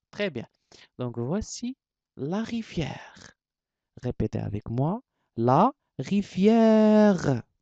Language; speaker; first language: French; non-native, local second language; Arabic